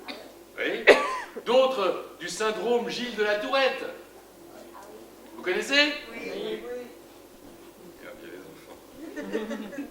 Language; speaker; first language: French; native; French